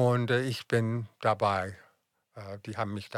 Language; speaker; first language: German; non-native, fluent; English